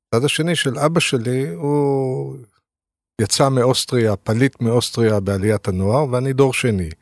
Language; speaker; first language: Hebrew; native; Hebrew